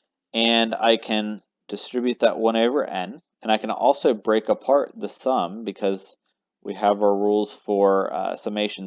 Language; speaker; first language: English; native; English